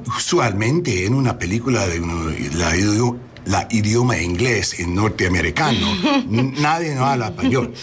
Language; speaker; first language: Spanish; non-native, learner; English